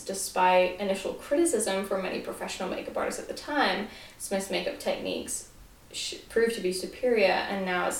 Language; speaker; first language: English; native; English